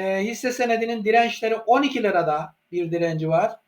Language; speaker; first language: Turkish; native; Turkish